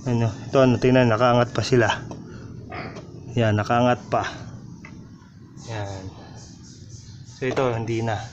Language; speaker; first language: Filipino; native; Filipino